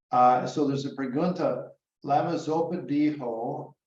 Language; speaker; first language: Spanish; non-native, learner; English